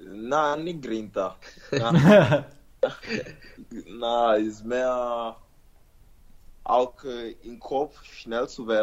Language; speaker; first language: German; non-native, learner; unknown